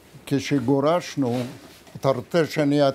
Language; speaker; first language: Hebrew; non-native, fluent; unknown